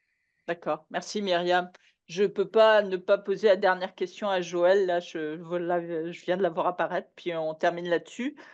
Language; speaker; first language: French; native; French